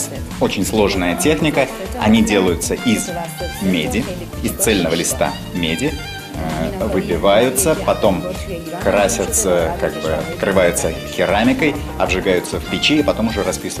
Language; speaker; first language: Russian; native; Russian